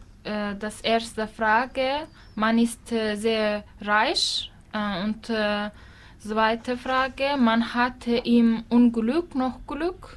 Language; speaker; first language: German; non-native, learner; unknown